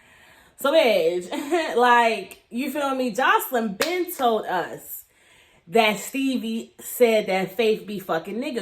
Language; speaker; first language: English; native; English